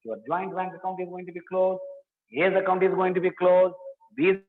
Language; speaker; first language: English; non-native, local second language; Kannada